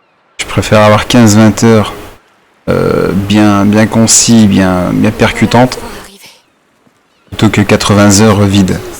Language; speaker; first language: French; native; French